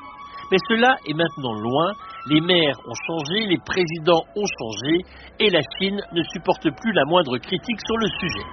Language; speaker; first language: French; native; French